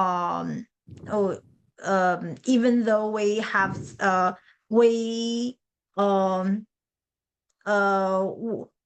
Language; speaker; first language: English; non-native, learner; Chinese